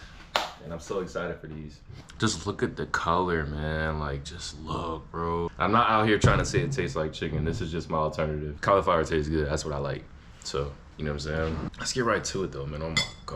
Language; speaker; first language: English; native; English